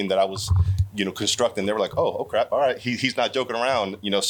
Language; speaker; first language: English; native; English